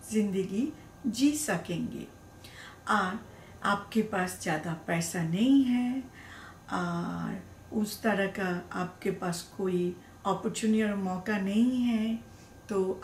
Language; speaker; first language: Hindi; non-native, learner; Bangla